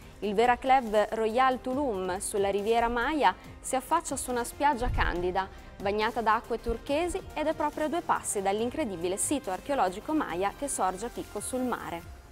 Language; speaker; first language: Italian; native; Italian